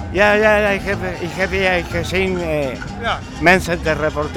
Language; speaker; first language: Dutch; non-native, learner; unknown